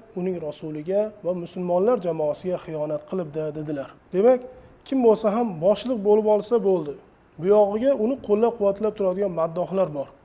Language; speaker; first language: Uzbek; native; Uzbek